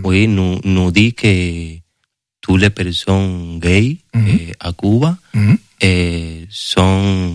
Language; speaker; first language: French; non-native, learner; Spanish